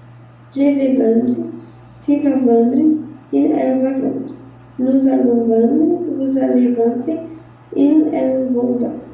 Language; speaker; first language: French; non-native, learner; Portuguese